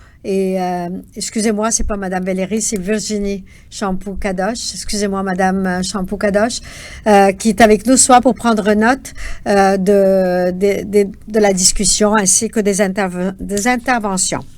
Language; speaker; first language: French; native; French